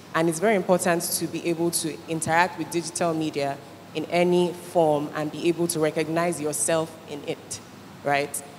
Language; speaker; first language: English; non-native, local second language; Igbo